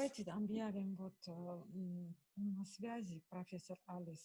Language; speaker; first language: Russian; native; Russian